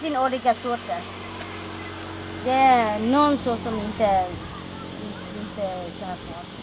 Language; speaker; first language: Swedish; non-native, learner; Thai